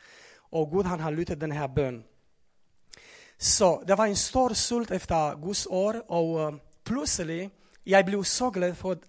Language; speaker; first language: Norwegian; non-native, fluent; Romanian